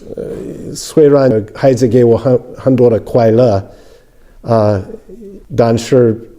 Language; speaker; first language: Chinese; non-native, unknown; English